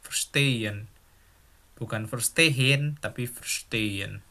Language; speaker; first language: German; non-native, fluent; Indonesian